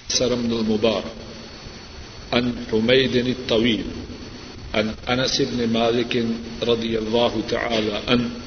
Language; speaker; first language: Urdu; non-native, local second language; Punjabi